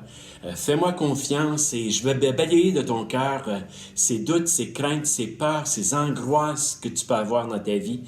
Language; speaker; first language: French; native; French